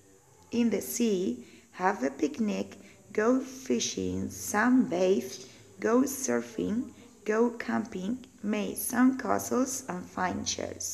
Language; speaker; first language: English; non-native, learner; Spanish